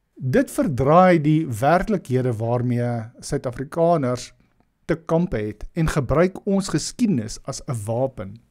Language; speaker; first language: Afrikaans; non-native, local second language; English